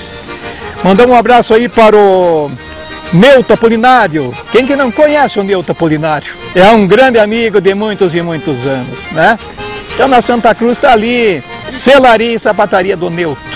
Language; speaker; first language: Portuguese; native; Portuguese